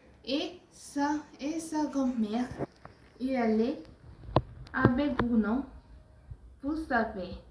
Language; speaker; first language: French; non-native, learner; Spanish